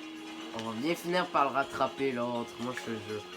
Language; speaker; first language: French; native; French